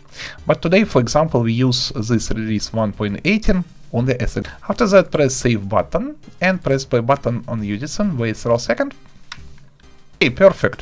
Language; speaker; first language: English; non-native, learner; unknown